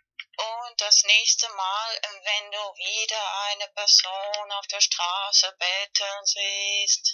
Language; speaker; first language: German; non-native, learner; Spanish